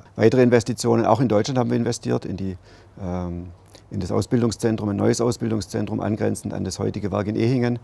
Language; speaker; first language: German; native; German